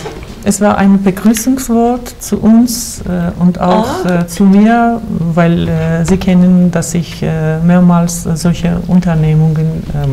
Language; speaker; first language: German; non-native, fluent; Armenian